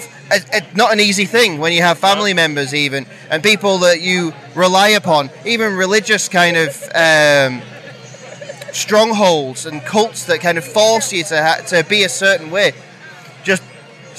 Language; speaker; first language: English; native; English